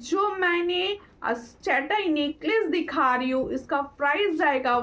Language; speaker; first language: Hindi; non-native, local second language; Bangla